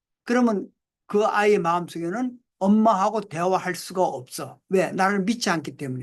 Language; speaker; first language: Korean; native; Korean